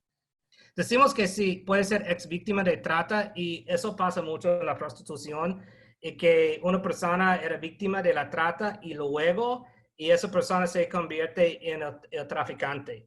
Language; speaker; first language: Spanish; non-native, fluent; English